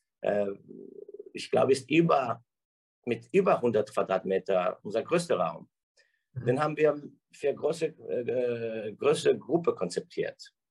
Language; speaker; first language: German; non-native, fluent; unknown